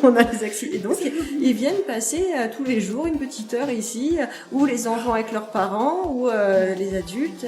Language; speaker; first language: French; native; French